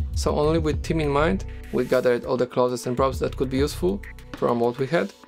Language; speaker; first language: English; non-native, fluent; Polish